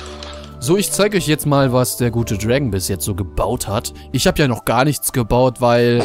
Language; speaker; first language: German; native; German